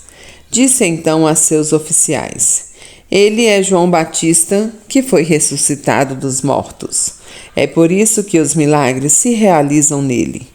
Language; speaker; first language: Portuguese; native; Portuguese